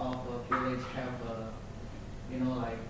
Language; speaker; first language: English; non-native, learner; Indonesian